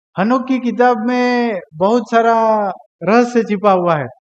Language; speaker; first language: Hindi; non-native, local second language; Marathi